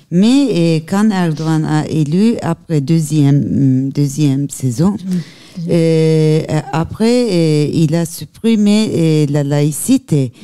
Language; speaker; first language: French; non-native, learner; Turkish